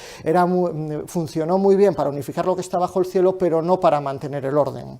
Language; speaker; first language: Spanish; native; Spanish